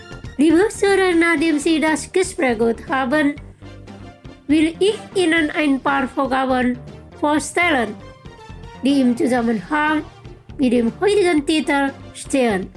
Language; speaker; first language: German; non-native, fluent; Indonesian